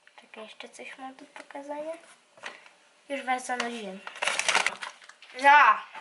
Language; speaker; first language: Polish; early bilingual, heritage; Polish